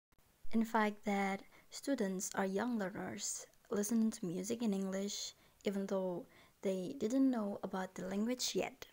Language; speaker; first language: English; non-native, learner; Indonesian